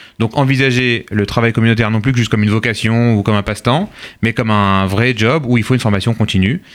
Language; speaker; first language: French; native; French